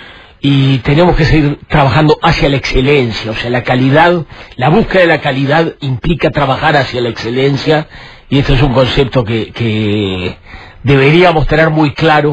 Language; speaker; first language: Spanish; native; Spanish